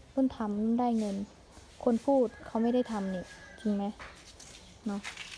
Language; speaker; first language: Thai; native; Thai